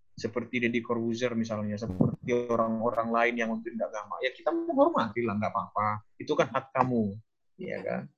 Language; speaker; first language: Indonesian; non-native, local second language; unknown